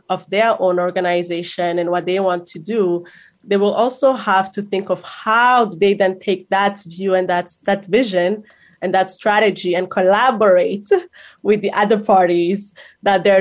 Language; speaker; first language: English; non-native, local second language; Kinyarwanda